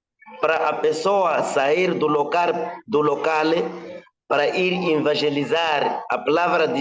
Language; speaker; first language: Portuguese; non-native, local second language; Nyanja